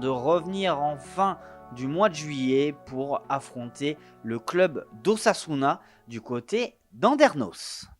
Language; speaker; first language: French; native; French